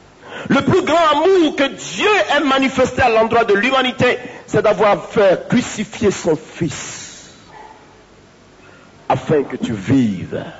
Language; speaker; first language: French; native; French